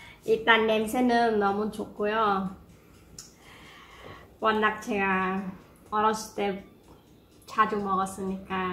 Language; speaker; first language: Korean; non-native, fluent; Khmer